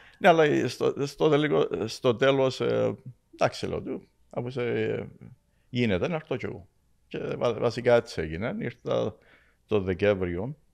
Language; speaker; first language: Greek; native; Greek